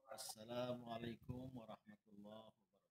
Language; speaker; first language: Indonesian; native; Indonesian